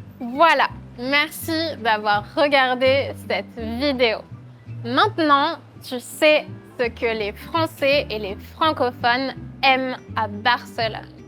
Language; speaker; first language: French; native; French